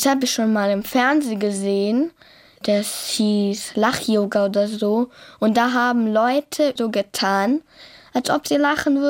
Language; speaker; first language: German; native; German